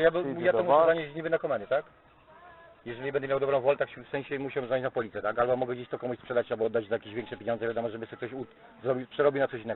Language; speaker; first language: Polish; native; Polish